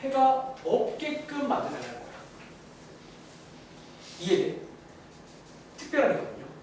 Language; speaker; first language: Korean; native; Korean